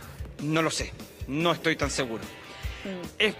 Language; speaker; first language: Spanish; native; Spanish